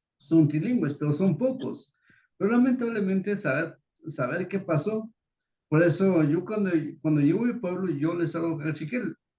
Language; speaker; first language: Spanish; non-native, local second language; Kaqchikel